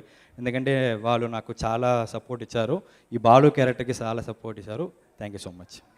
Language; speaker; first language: Telugu; non-native, learner; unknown